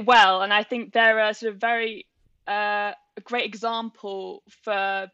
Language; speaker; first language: English; native; English